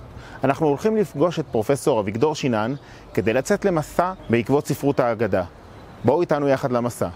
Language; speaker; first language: Hebrew; native; Hebrew